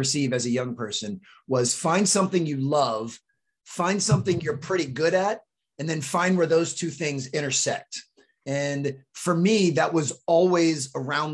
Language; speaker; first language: English; native; English